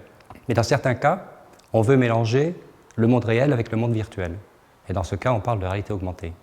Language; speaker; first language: French; native; French